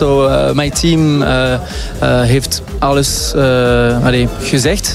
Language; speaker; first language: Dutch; non-native, local second language; French